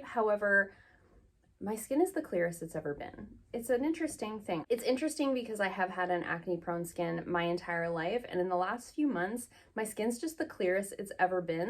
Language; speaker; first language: English; native; English